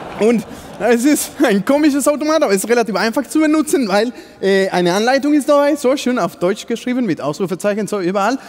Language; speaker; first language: German; non-native, fluent; Spanish